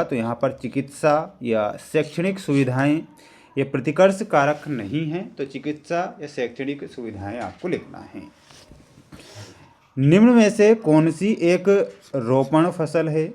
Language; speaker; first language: Hindi; native; Hindi